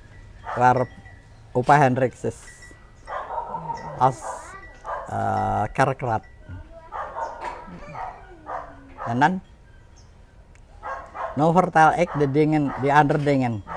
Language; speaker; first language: Dutch; non-native, fluent; Indonesian